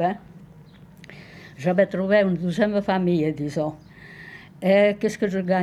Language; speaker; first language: French; non-native, fluent; Sicilian